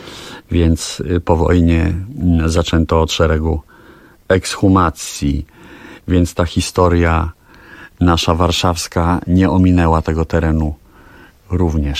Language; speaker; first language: Polish; native; Polish